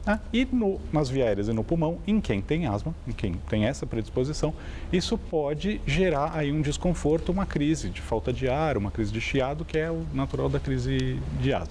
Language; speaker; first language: Portuguese; native; Portuguese